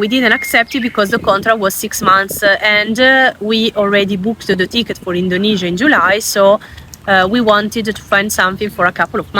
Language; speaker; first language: English; non-native, fluent; Italian